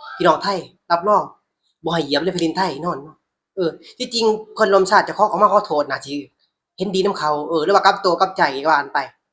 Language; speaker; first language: Thai; native; Thai